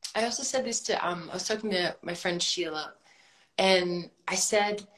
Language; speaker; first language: English; native; English